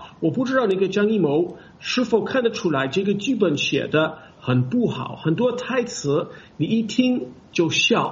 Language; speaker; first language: Chinese; non-native, fluent; English